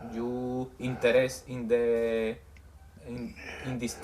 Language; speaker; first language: English; non-native, learner; Spanish